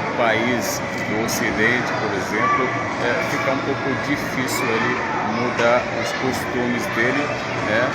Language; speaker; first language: Portuguese; non-native, fluent; Arabic